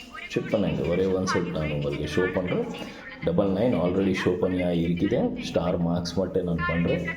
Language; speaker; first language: Tamil; non-native, learner; Kannada